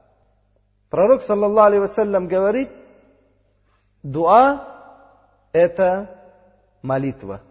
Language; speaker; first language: Russian; non-native, learner; Uzbek